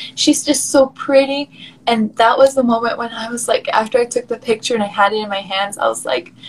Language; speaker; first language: English; early bilingual, other home language; Spanish